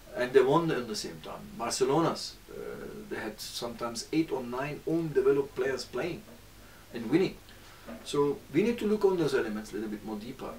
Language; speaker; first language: English; non-native, fluent; Turkish